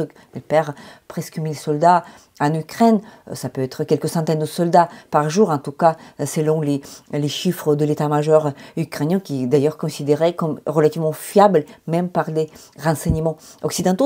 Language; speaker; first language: French; non-native, fluent; Ukrainian